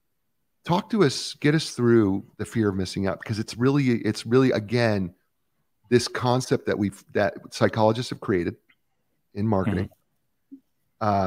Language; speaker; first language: English; native; English